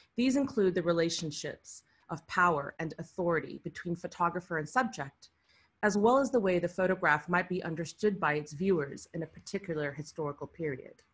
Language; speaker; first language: English; early bilingual, other home language; Arabic